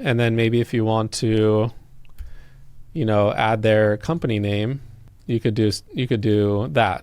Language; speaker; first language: English; native; English